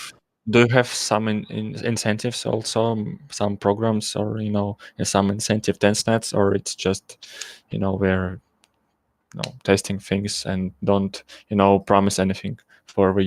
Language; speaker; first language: English; non-native, learner; Russian